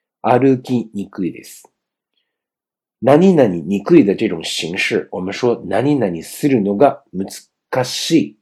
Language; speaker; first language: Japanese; non-native, fluent; Chinese